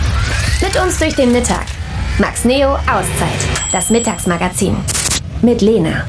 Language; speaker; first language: German; native; German